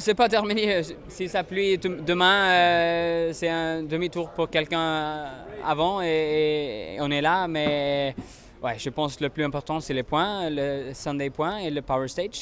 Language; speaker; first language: French; non-native, fluent; Swedish